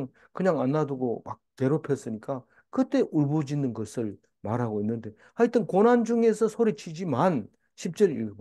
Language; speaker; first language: Korean; native; Korean